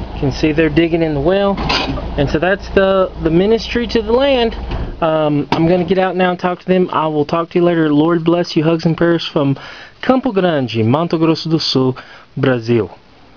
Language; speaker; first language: English; native; English